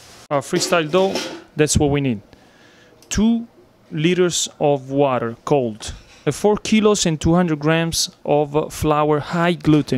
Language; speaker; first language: English; non-native, fluent; Italian